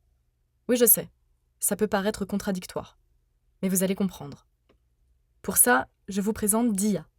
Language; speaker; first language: French; native; French